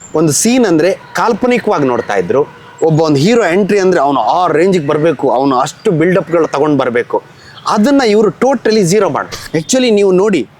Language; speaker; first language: Kannada; non-native, local second language; Tulu